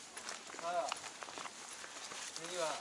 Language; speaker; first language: Japanese; native; Japanese